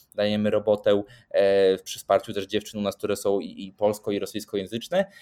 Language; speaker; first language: Polish; non-native, fluent; Swedish